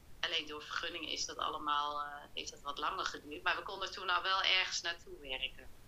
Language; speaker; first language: Dutch; native; Dutch